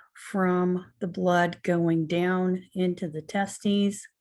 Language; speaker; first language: English; native; English